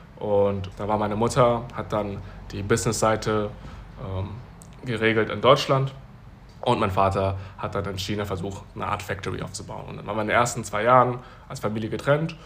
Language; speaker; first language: German; early bilingual, other home language; Chinese